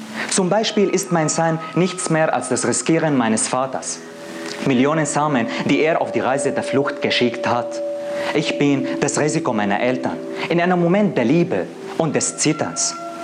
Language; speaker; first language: German; non-native, fluent; Arabic